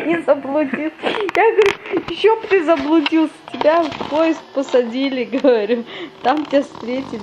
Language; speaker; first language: Russian; native; Russian